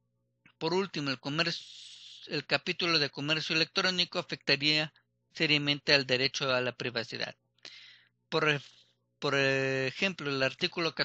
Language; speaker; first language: Spanish; native; Spanish